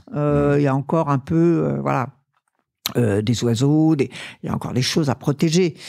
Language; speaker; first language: French; native; French